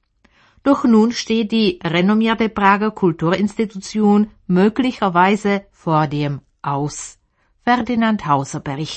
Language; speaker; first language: German; native; German